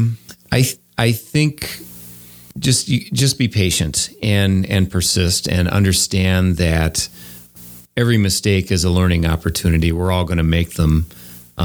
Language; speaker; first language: English; native; English